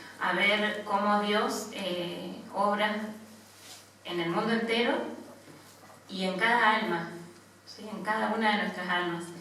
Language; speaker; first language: Spanish; native; Spanish